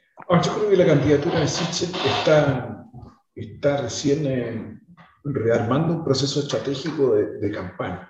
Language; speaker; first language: Spanish; native; Spanish